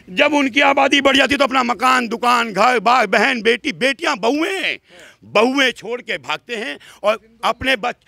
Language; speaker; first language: Hindi; native; Hindi